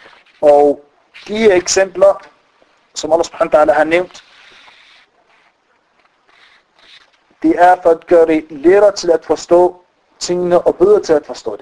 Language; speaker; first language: Danish; non-native, fluent; Arabic